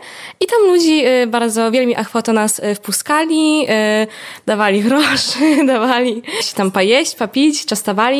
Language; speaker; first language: Polish; non-native, local second language; Belarusian